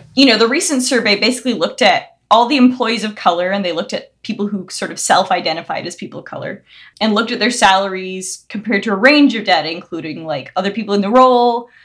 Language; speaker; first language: English; early bilingual, other home language; Hindi